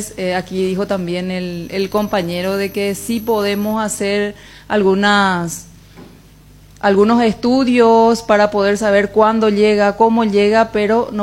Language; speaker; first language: Spanish; native; Spanish